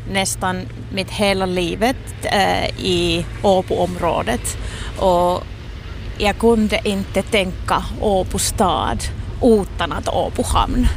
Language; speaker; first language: Swedish; non-native, local second language; Finnish